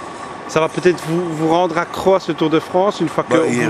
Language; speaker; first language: French; native; French